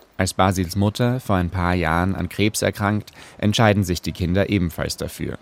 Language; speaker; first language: German; native; German